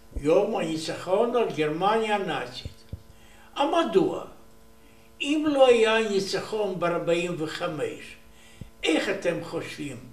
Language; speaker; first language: Hebrew; non-native, learner; Romanian